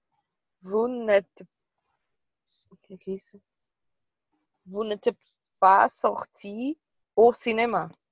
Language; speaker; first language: French; non-native, learner; Portuguese